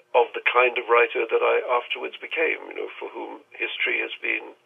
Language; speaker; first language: English; non-native, local second language; Urdu